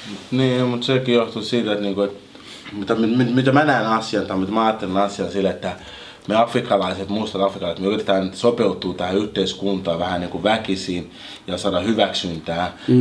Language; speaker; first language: Finnish; early bilingual, other home language; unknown